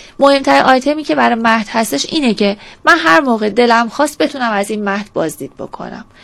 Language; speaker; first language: Persian; non-native, local second language; Azerbaijani